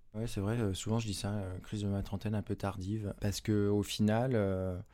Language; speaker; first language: French; native; French